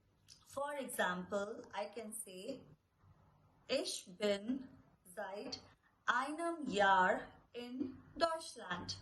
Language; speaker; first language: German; non-native, fluent; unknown